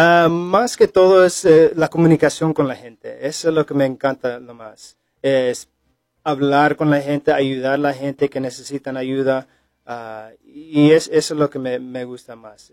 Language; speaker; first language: Spanish; early bilingual, heritage; English